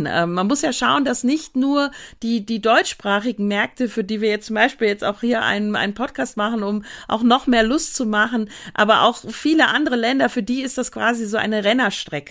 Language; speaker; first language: German; native; German